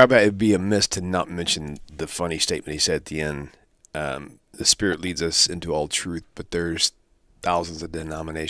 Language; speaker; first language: English; native; English